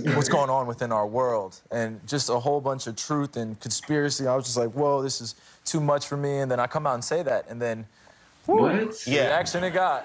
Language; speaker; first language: English; native; English